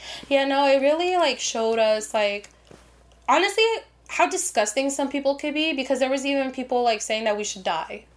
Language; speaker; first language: English; early bilingual, other home language; Spanish